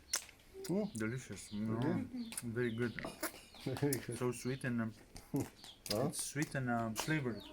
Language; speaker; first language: English; non-native, learner; Romanian